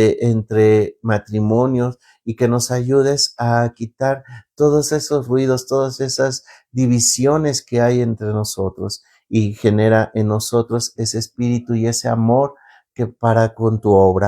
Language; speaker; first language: Spanish; native; Spanish